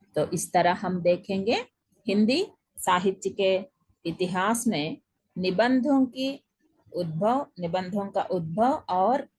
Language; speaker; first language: Hindi; non-native, local second language; Telugu